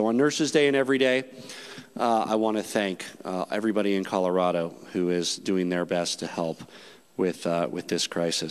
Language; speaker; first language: English; native; English